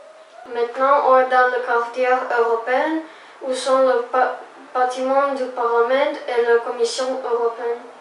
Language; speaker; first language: French; non-native, learner; Croatian